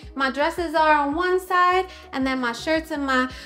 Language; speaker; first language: English; native; English